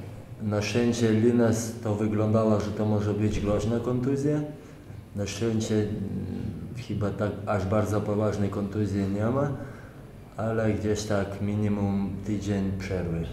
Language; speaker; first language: Polish; non-native, fluent; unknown